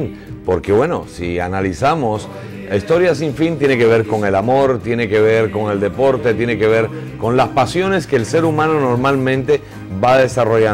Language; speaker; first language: Spanish; native; Spanish